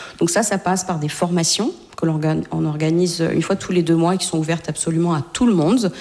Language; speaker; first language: French; native; French